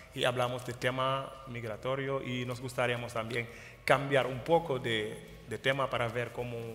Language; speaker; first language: Spanish; non-native, fluent; Wolof